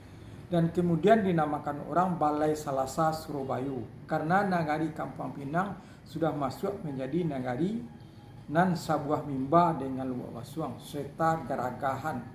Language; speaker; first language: Indonesian; non-native, local second language; Minangkabau